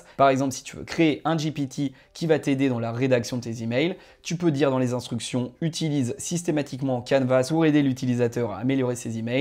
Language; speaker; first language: French; native; French